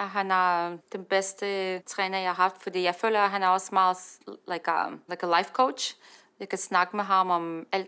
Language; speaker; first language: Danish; early bilingual, heritage; Danish